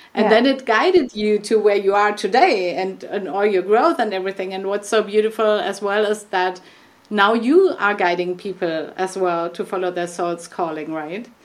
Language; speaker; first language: English; non-native, fluent; German